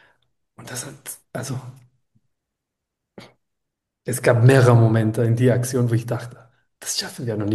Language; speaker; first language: German; non-native, fluent; Spanish